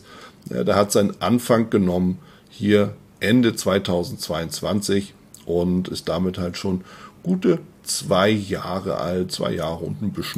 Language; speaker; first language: German; native; German